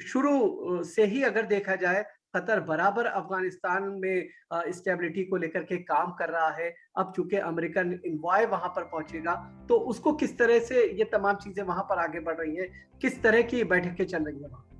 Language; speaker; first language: Hindi; native; Hindi